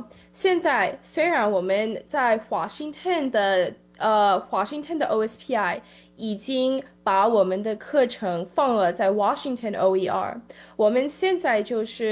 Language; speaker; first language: Chinese; early bilingual, heritage; Chinese